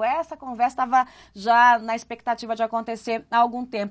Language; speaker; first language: Portuguese; native; Portuguese